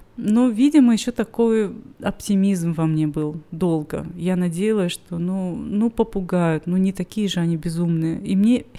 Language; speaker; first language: Russian; native; Russian